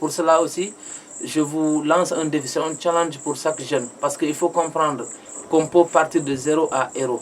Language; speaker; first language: French; non-native, local second language; Mandingo